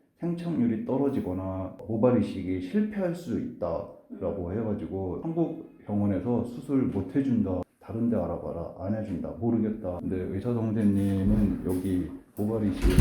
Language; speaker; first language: Korean; native; Korean